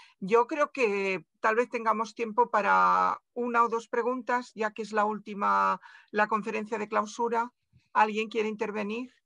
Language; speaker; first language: Spanish; non-native, local second language; Catalan